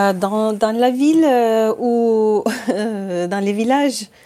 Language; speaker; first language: French; non-native, fluent; Turkish